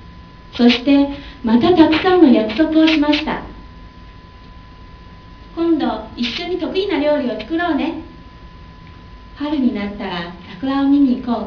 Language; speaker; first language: Japanese; non-native, fluent; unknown